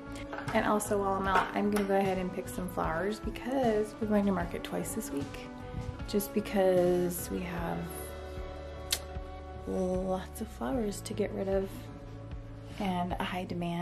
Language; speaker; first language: English; native; English